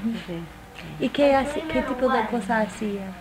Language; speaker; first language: Spanish; non-native, fluent; English